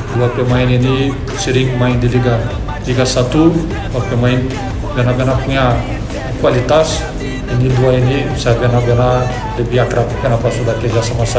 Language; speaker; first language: Indonesian; non-native, fluent; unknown